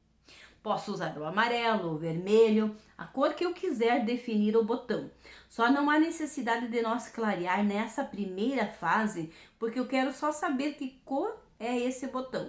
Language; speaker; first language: Portuguese; native; Portuguese